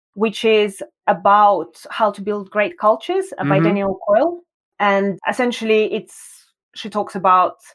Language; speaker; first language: English; non-native, fluent; Russian